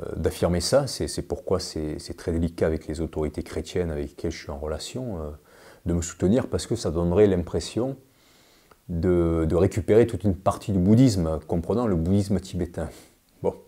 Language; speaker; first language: French; native; French